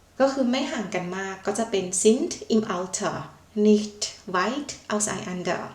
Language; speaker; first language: German; non-native, learner; Thai